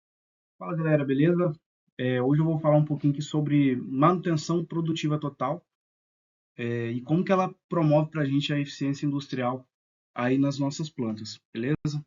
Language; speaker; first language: Portuguese; native; Portuguese